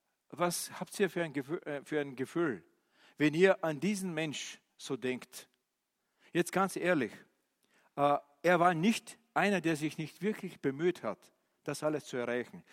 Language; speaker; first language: German; non-native, fluent; Bulgarian